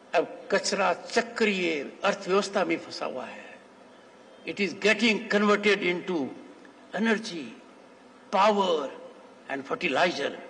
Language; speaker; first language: Hindi; native; Hindi